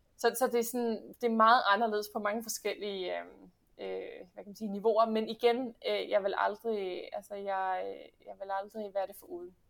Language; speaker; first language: Danish; early bilingual, heritage; Danish